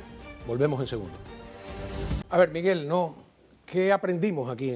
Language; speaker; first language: Spanish; native; Spanish